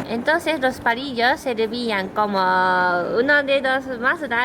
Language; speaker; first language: Spanish; non-native, learner; Japanese